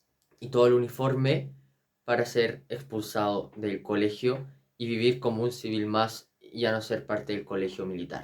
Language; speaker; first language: Spanish; native; Spanish